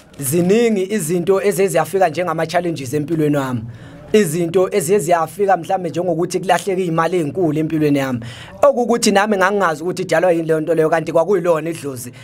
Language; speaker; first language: Zulu; native; Zulu